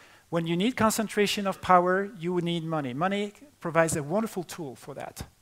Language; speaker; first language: English; non-native, fluent; French